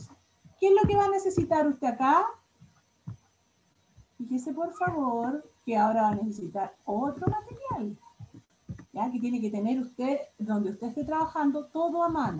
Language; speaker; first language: Spanish; native; Spanish